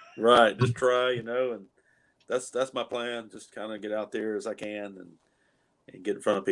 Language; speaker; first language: English; native; English